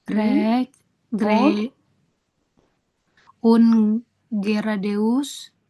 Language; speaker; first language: German; non-native, learner; Indonesian